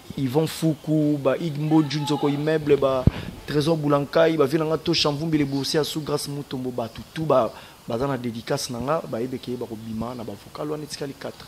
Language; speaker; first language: Lingala; native; Lingala